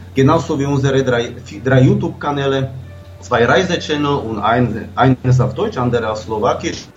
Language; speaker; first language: German; non-native, fluent; Slovak